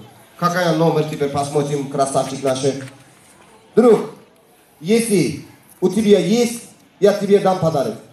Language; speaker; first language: Russian; non-native, learner; Turkish